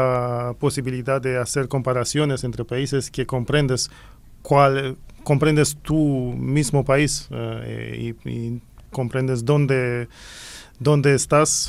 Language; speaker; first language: Spanish; non-native, fluent; Romanian